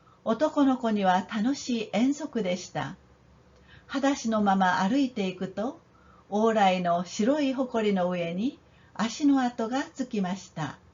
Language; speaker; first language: Japanese; non-native, fluent; Korean